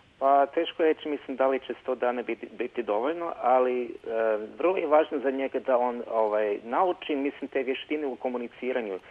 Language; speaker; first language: Croatian; early bilingual, heritage; Croatian